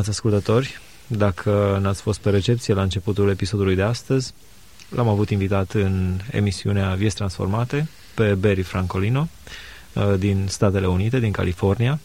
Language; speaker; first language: Romanian; native; Romanian